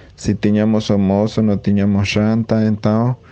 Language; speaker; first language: Portuguese; non-native, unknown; Spanish